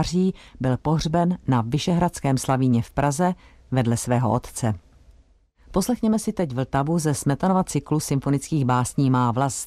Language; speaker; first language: Czech; native; Czech